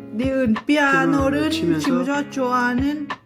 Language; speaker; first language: Korean; non-native, learner; Lao